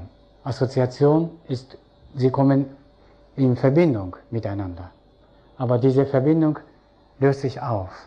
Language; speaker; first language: German; non-native, fluent; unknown